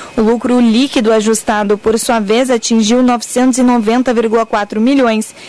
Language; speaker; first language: Portuguese; native; Portuguese